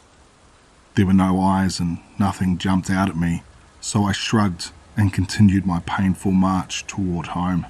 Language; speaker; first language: English; native; English